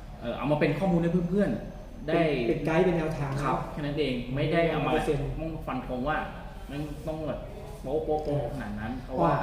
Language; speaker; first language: Thai; native; Thai